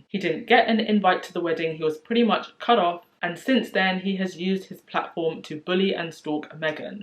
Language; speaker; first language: English; native; English